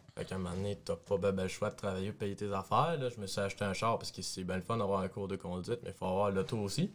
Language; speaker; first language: French; native; French